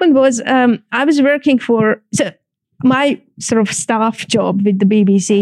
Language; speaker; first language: English; non-native, fluent; Hungarian